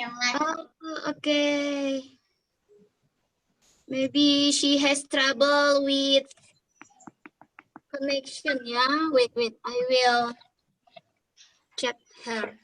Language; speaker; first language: English; non-native, learner; Indonesian